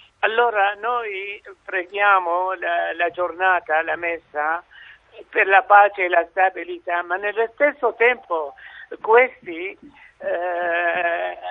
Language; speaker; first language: Italian; non-native, fluent; Arabic